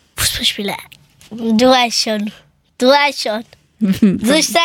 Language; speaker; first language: German; early bilingual, other home language; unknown